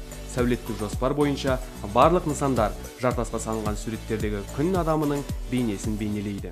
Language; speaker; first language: Kazakh; native; Kazakh